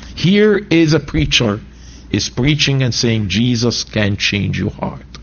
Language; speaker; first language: English; non-native, fluent; Arabic